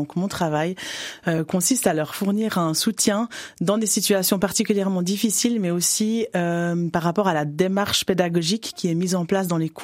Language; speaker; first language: French; native; French